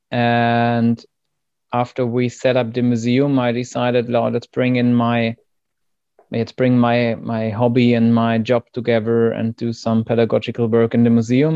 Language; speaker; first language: English; non-native, fluent; German